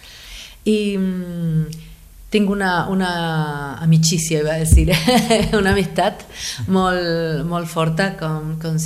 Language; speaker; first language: Catalan; non-native, fluent; Spanish